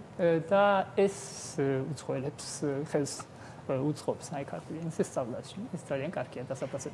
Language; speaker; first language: Georgian; non-native, fluent; Japanese